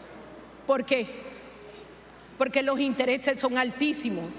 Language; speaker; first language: Spanish; native; Spanish